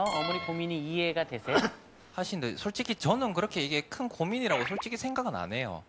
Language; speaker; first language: Korean; native; Korean